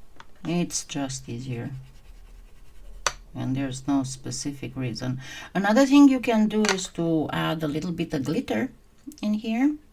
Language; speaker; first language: English; non-native, fluent; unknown